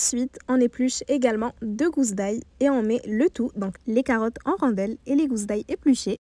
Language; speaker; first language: French; native; French